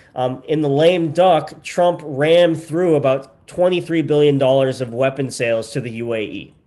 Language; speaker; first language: English; native; English